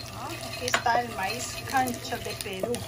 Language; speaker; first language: Spanish; non-native, learner; Portuguese